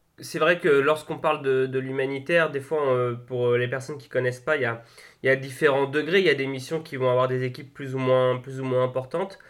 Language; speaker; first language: French; native; French